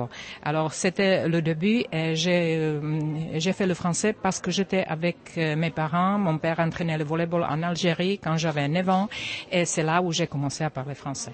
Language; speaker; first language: French; non-native, fluent; Czech